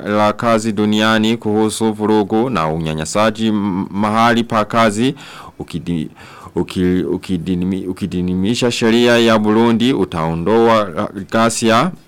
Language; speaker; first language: Swahili; non-native, local second language; Rundi